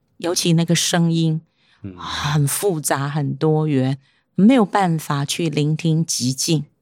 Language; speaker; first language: Chinese; non-native, local second language; Hakka Chinese